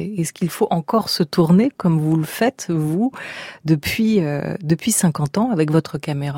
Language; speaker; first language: French; native; French